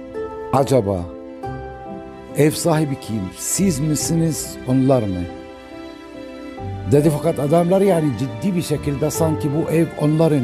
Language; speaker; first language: Turkish; non-native, fluent; Arabic